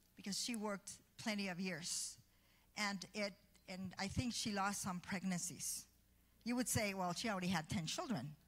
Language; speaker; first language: English; early bilingual, other home language; Spanish